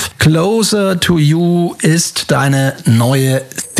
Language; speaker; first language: German; native; German